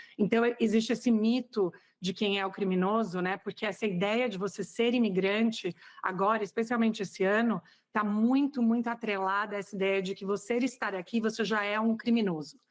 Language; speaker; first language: Portuguese; native; Portuguese